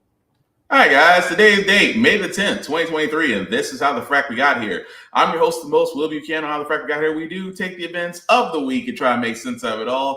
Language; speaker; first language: English; native; English